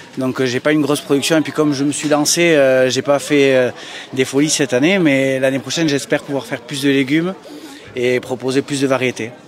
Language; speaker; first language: French; native; French